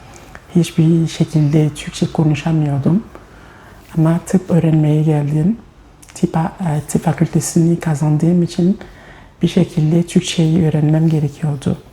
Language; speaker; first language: Turkish; non-native, fluent; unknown